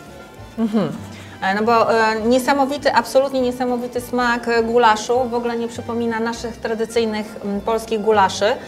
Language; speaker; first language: Polish; native; Polish